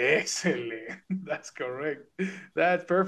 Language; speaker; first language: English; non-native, fluent; Spanish